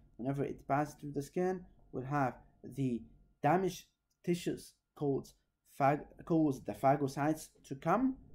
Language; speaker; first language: English; non-native, local second language; Arabic